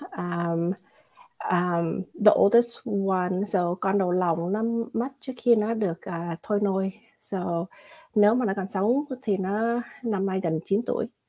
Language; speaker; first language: Vietnamese; early bilingual, heritage; Vietnamese